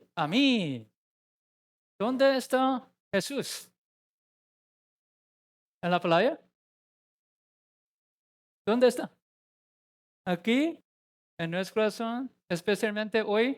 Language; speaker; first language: Spanish; non-native, learner; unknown